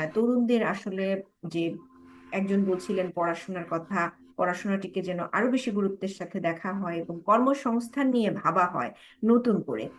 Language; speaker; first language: Bangla; native; Bangla